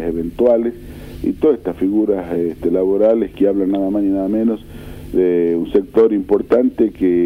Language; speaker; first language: Spanish; native; Spanish